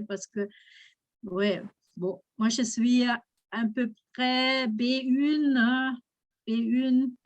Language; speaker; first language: French; non-native, learner; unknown